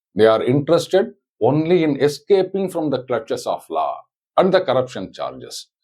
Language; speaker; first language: English; non-native, local second language; Tamil